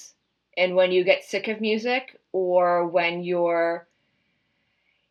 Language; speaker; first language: English; native; English